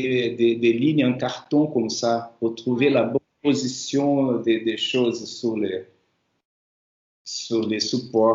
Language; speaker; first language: French; non-native, fluent; Portuguese